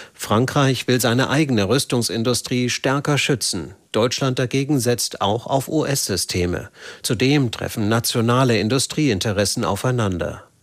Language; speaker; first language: German; native; German